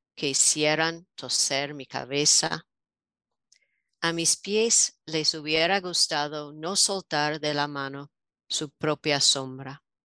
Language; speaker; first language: Spanish; non-native, fluent; English